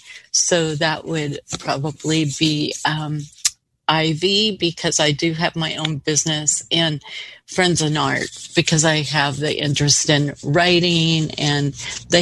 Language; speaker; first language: English; native; English